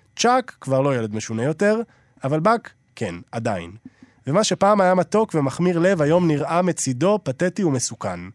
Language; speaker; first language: Hebrew; native; Hebrew